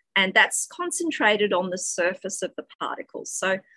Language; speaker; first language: English; native; English